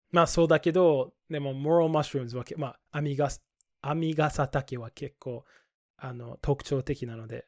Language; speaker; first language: Japanese; non-native, fluent; English